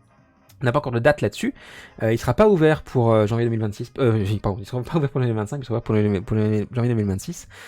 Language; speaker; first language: French; native; French